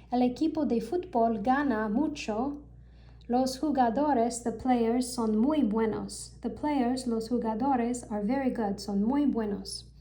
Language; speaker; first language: Spanish; non-native, learner; English